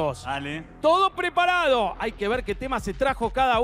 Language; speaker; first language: Spanish; native; Spanish